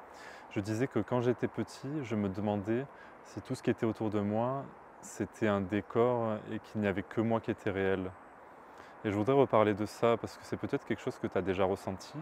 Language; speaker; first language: French; native; French